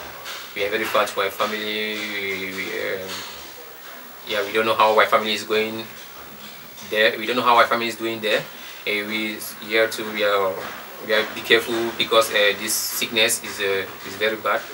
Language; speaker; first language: English; non-native, learner; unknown